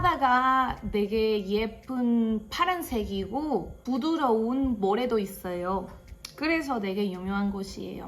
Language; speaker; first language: Korean; non-native, fluent; Spanish